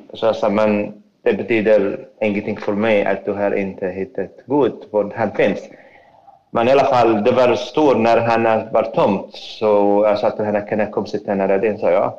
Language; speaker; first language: Swedish; non-native, fluent; Arabic